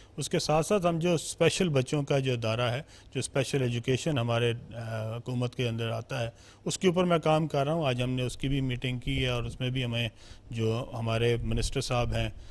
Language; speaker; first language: Urdu; non-native, local second language; Punjabi